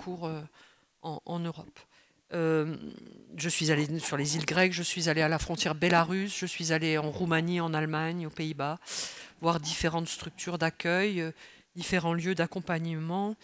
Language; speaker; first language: French; native; French